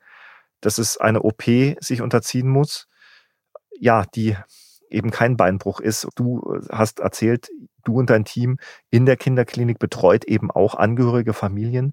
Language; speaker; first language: German; native; German